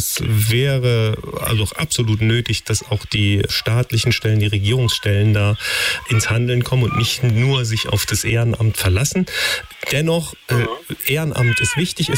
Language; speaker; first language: German; native; German